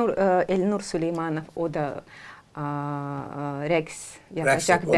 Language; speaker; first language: Turkish; non-native, learner; Azerbaijani